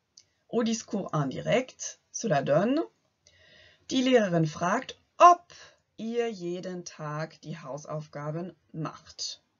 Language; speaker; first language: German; non-native, fluent; French